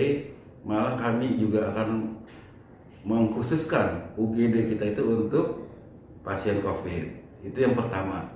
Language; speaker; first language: Indonesian; native; Indonesian